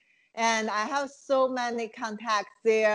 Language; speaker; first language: English; non-native, fluent; Chinese